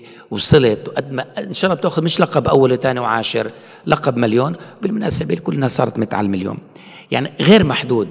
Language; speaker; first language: Arabic; native; Arabic